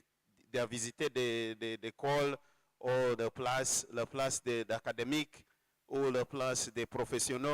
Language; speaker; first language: French; non-native, learner; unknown